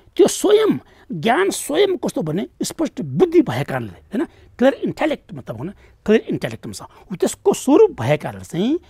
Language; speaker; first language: Nepali; non-native, local second language; Tibetan